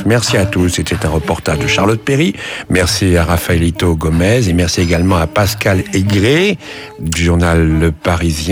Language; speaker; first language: French; native; French